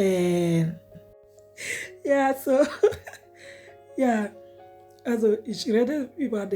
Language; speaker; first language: German; non-native, learner; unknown